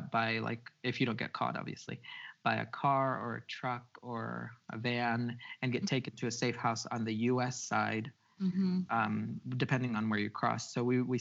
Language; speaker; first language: English; early bilingual, other home language; Spanish